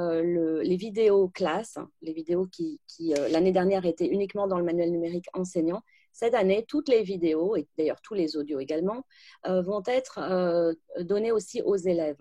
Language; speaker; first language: French; native; French